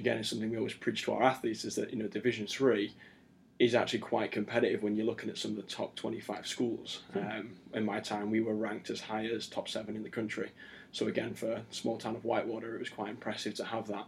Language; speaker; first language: English; native; English